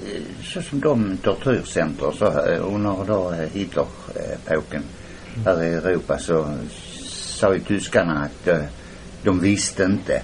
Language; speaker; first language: Swedish; non-native, fluent; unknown